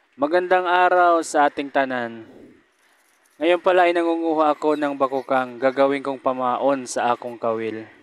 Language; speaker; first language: Filipino; non-native, local second language; Waray